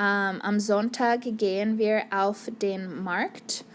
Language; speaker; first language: German; non-native, fluent; English